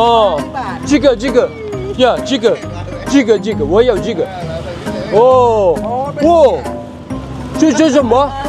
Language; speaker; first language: Chinese; non-native, learner; Thai